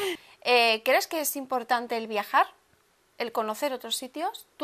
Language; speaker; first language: Spanish; native; Spanish